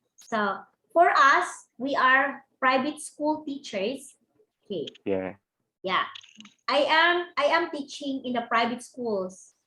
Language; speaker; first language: English; non-native, local second language; Cebuano